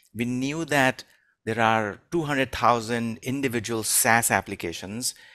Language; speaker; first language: English; non-native, local second language; Hindi